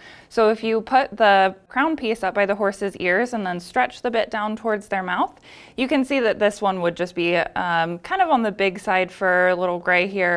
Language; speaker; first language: English; native; English